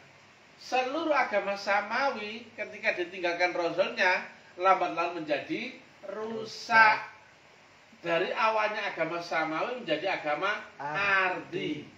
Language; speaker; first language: Indonesian; native; Indonesian